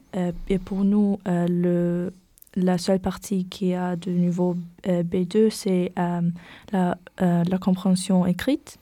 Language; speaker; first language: French; non-native, learner; German